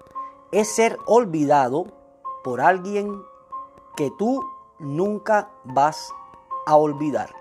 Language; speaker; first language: Spanish; native; Spanish